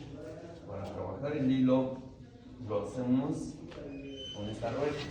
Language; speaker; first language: Spanish; non-native, local second language; Zapotec